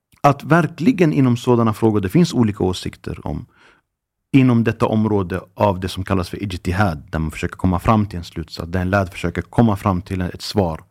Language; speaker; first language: Swedish; early bilingual, other home language; Arabic